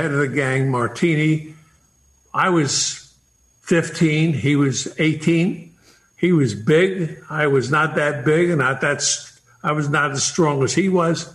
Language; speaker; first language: English; native; English